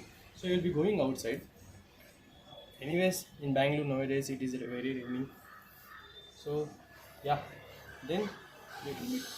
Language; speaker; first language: English; non-native, local second language; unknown